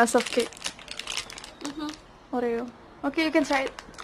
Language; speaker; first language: English; non-native, learner; Indonesian